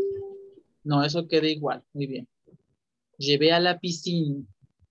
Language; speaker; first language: Spanish; native; Spanish